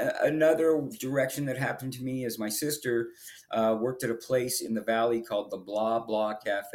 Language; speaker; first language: English; native; English